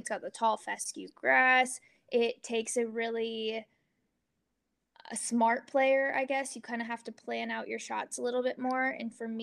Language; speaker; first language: English; native; English